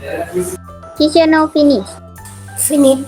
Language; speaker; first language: English; non-native, learner; Thai